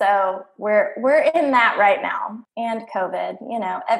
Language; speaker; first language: English; native; English